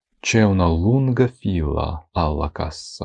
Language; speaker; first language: Italian; non-native, fluent; Ukrainian